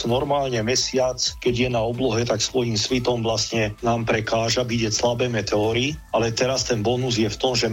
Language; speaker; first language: Slovak; native; Slovak